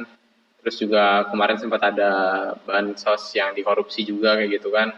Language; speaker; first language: Indonesian; native; Indonesian